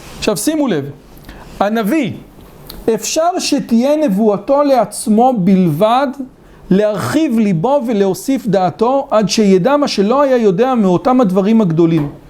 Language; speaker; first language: Hebrew; native; Hebrew